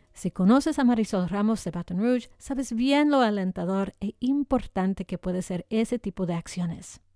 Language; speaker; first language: Spanish; non-native, fluent; English